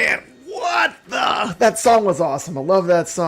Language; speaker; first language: English; native; English